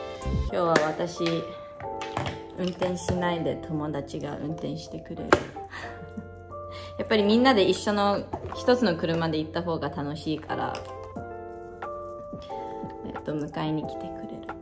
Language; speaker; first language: Japanese; early bilingual, heritage; English